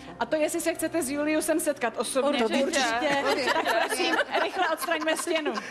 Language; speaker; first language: Czech; native; Czech